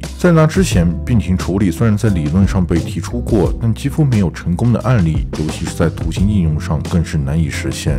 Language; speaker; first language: Chinese; native; Chinese